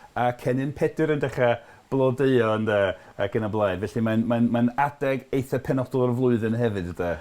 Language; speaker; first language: Welsh; non-native, fluent; English